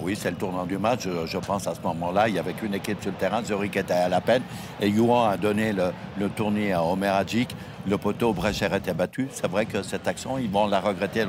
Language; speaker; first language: French; native; French